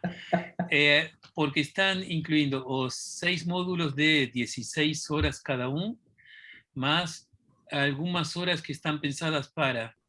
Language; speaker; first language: Portuguese; non-native, fluent; Spanish